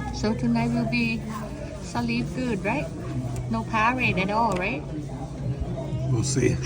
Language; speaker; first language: English; non-native, learner; Thai